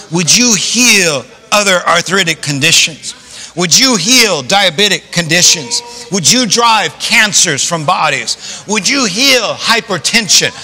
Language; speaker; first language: English; native; English